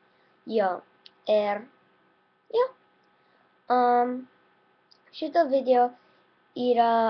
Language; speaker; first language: Lithuanian; early bilingual, heritage; Lithuanian